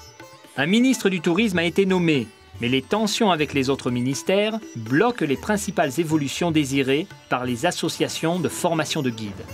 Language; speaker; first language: French; native; French